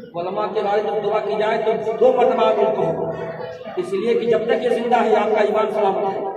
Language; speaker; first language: Urdu; native; Urdu